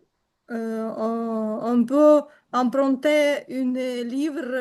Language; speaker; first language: French; non-native, learner; Ukrainian